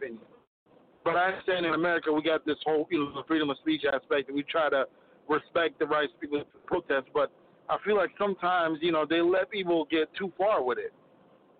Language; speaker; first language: English; native; English